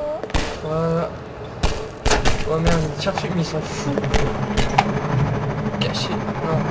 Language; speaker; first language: French; native; French